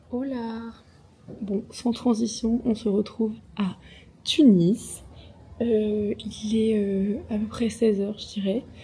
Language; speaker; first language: French; native; French